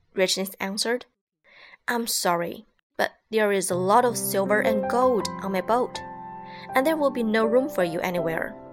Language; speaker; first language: English; non-native, fluent; Chinese